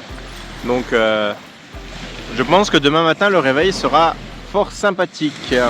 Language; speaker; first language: French; native; French